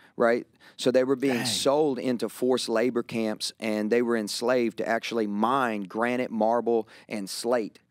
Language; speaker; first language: English; native; English